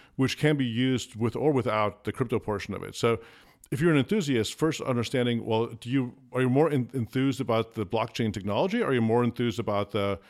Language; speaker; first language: English; early bilingual, other home language; Afrikaans